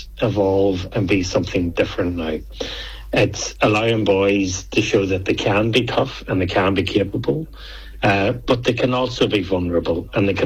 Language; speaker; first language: English; native; English